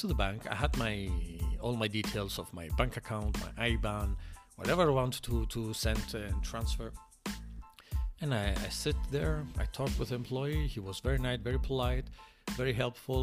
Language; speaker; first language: English; non-native, fluent; Greek